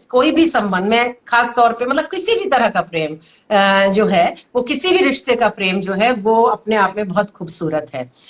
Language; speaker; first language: Hindi; native; Hindi